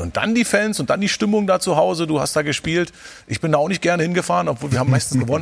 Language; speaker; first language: German; native; German